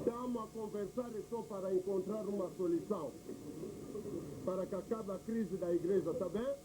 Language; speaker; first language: Portuguese; non-native, fluent; Lingala